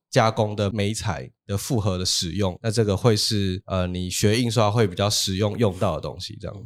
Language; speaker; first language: Chinese; non-native, local second language; Min Nan Chinese